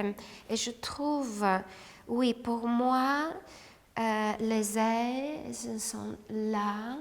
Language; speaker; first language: French; non-native, fluent; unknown